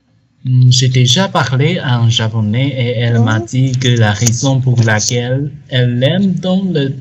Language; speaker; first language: French; non-native, learner; Chinese